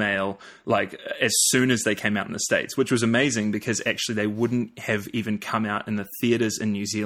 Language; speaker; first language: English; native; English